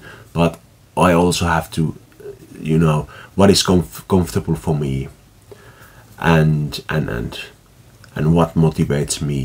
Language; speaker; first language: English; non-native, fluent; Finnish